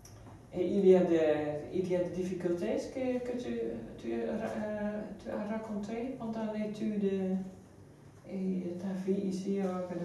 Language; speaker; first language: French; non-native, learner; Dutch